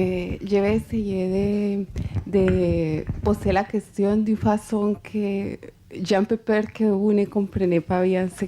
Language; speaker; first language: French; non-native, fluent; Spanish